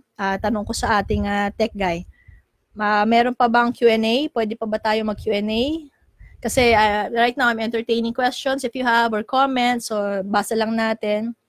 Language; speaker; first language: Filipino; native; Filipino